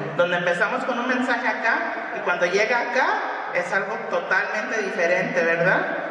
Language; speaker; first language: Spanish; early bilingual, heritage; Spanish